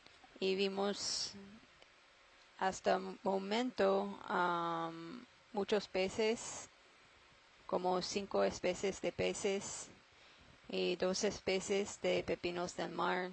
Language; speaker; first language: Spanish; non-native, learner; English